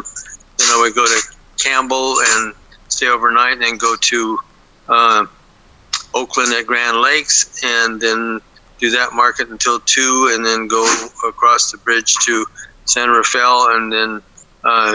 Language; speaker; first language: English; native; English